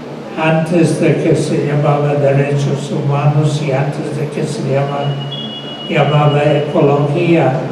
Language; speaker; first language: Spanish; non-native, fluent; English